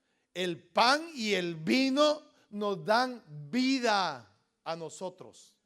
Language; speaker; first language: Spanish; native; Spanish